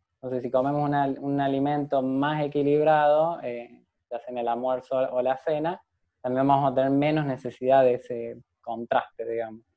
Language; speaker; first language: Spanish; native; Spanish